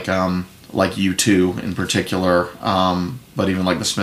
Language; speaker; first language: English; native; English